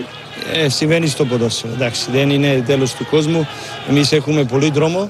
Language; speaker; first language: Greek; non-native, learner; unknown